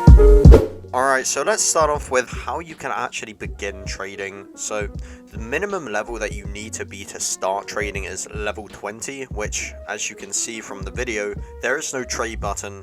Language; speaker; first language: English; native; English